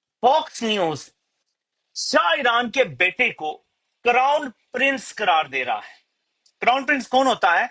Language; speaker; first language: Urdu; native; Urdu